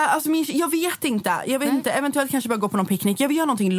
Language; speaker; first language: Swedish; native; Swedish